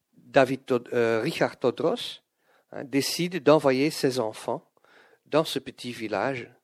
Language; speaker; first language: French; non-native, fluent; Dutch